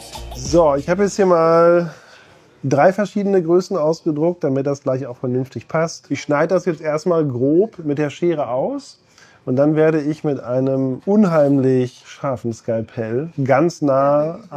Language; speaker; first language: German; native; German